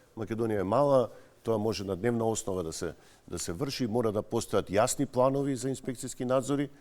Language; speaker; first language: Macedonian; native; Macedonian